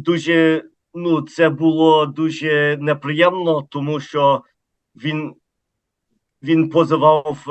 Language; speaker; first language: Ukrainian; early bilingual, heritage; Ukrainian